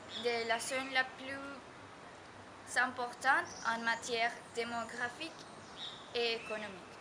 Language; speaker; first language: French; non-native, learner; Spanish